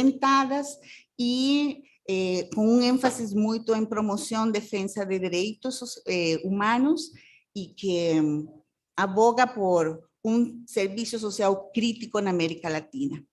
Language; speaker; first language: Portuguese; non-native, fluent; Spanish